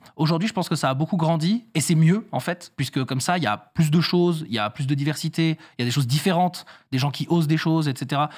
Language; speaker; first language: French; native; French